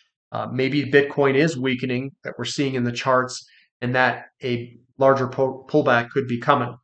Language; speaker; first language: English; native; English